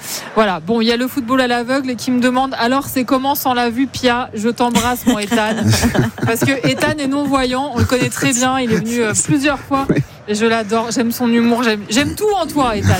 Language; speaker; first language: French; native; French